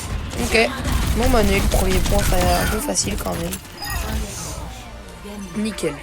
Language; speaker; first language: French; native; French